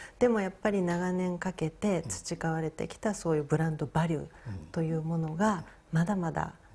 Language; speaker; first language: Japanese; native; Japanese